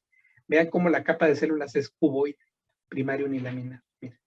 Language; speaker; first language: Spanish; native; Spanish